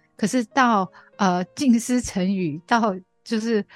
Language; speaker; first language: Chinese; non-native, fluent; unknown